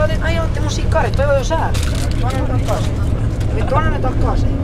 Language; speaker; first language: Finnish; native; Finnish